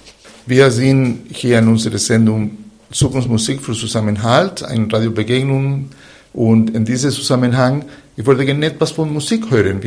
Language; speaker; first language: German; non-native, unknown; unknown